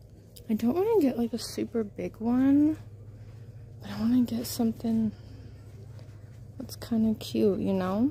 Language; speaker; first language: English; native; English